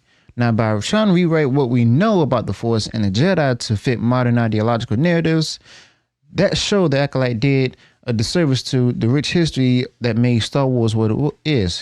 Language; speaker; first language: English; native; English